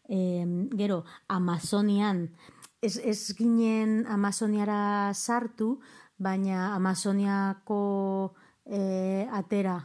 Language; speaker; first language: Basque; non-native, local second language; Spanish